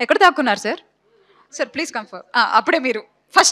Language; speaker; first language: Telugu; native; Telugu